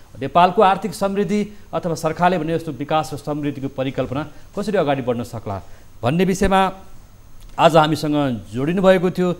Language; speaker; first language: Nepali; native; Nepali